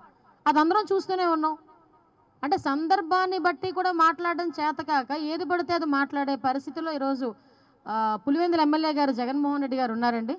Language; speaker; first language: Telugu; native; Telugu